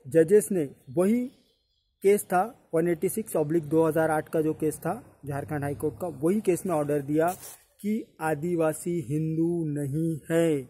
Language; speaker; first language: Hindi; native; Hindi